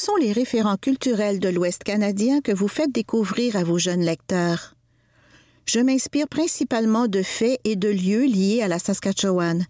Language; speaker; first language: French; native; French